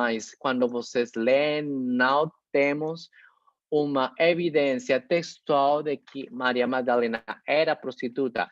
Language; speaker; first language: Portuguese; non-native, fluent; Spanish